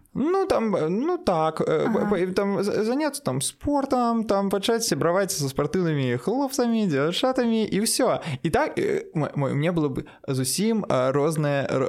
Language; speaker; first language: Belarusian; non-native, local second language; Russian